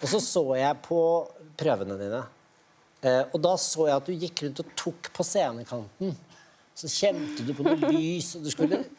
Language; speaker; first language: Norwegian; native; Norwegian